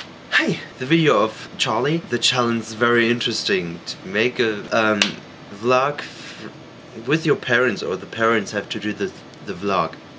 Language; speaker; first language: English; non-native, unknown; German